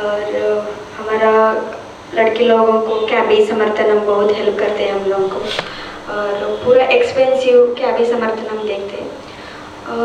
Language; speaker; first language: Hindi; non-native, local second language; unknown